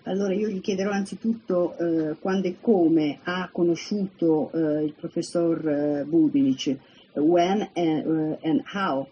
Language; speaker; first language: Italian; native; Italian